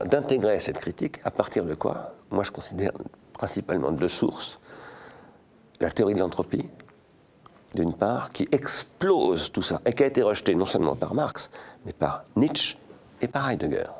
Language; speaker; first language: French; native; French